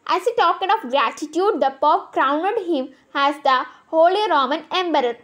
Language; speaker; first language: English; non-native, local second language; Malayalam